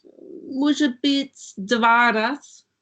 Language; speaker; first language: Russian; non-native, learner; German